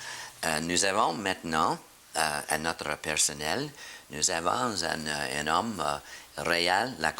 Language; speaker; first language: French; non-native, learner; English